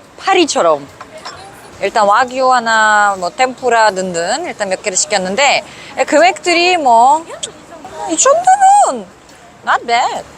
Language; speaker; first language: Korean; non-native, fluent; Uzbek